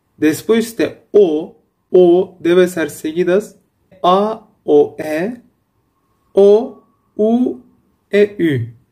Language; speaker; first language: Spanish; non-native, fluent; Turkish